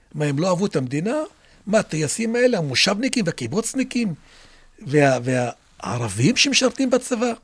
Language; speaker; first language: Hebrew; non-native, local second language; Arabic